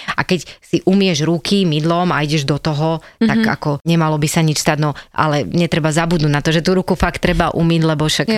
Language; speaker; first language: Slovak; native; Slovak